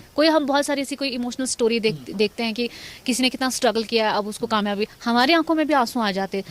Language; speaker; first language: Hindi; non-native, local second language; Kashmiri